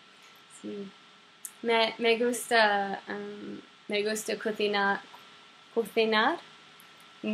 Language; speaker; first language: Spanish; non-native, learner; English